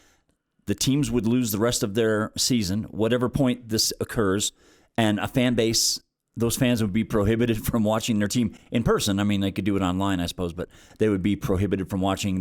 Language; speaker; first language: English; native; English